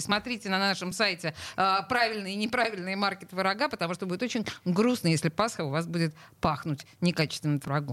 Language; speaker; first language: Russian; native; Russian